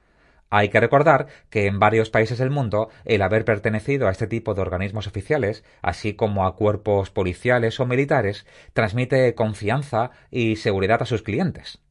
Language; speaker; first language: Spanish; native; Spanish